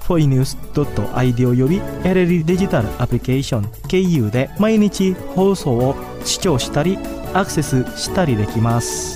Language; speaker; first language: Japanese; non-native, fluent; Indonesian